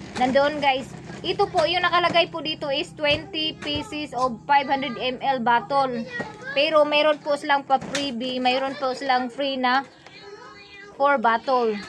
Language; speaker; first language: Filipino; non-native, local second language; Cebuano